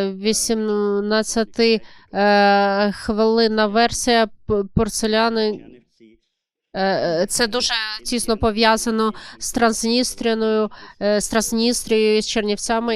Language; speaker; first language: Ukrainian; non-native, learner; German